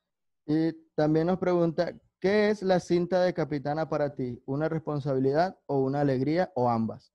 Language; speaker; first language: Spanish; native; Spanish